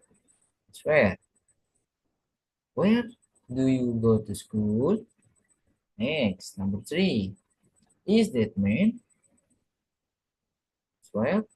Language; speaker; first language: English; non-native, learner; Indonesian